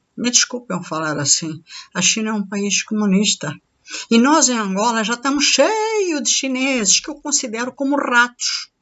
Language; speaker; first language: Portuguese; native; Portuguese